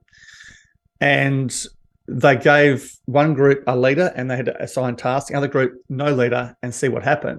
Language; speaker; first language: English; native; English